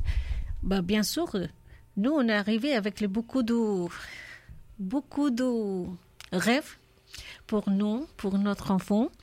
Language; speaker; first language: French; non-native, learner; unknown